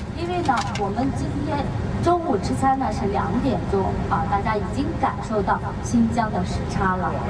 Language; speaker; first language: Chinese; non-native, local second language; Kazakh